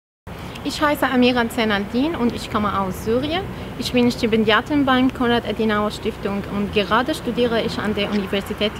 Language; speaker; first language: German; non-native, fluent; Arabic